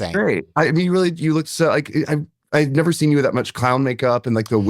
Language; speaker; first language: English; native; English